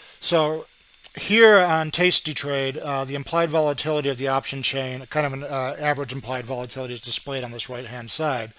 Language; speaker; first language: English; native; English